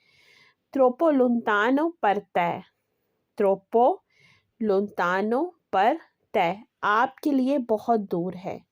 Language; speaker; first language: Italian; non-native, fluent; Urdu